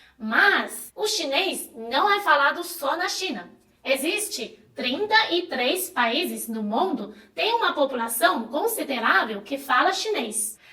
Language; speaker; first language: Portuguese; non-native, fluent; Chinese